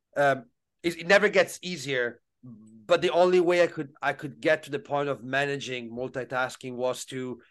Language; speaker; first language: English; non-native, fluent; Italian